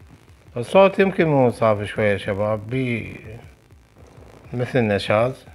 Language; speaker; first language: Arabic; native; Arabic